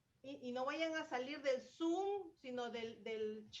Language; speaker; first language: Spanish; native; Spanish